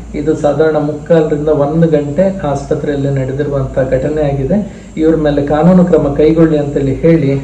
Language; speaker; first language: Kannada; native; Kannada